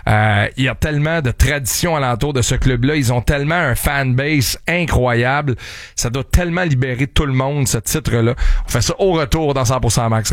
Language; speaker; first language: French; native; French